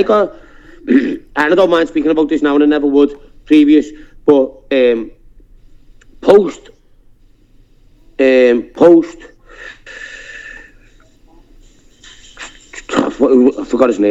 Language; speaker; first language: English; native; English